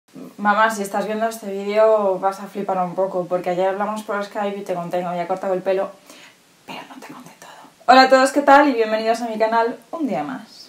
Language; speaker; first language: Spanish; native; Spanish